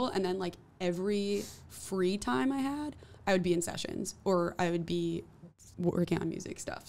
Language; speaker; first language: English; native; English